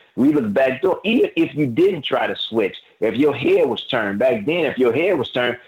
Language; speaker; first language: English; native; English